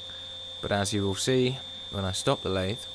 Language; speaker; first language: English; native; English